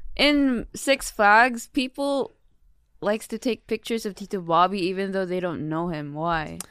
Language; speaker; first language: English; non-native, local second language; Filipino